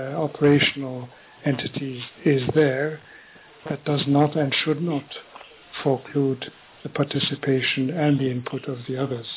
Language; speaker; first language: English; non-native, fluent; French